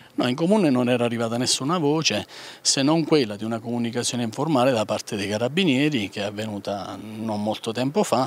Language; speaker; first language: Italian; native; Italian